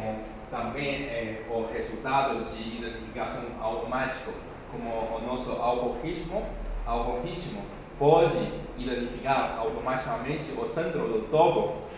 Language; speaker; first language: Portuguese; non-native, fluent; Chinese